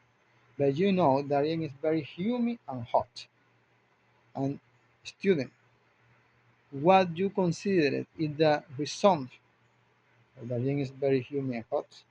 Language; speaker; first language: English; non-native, learner; Spanish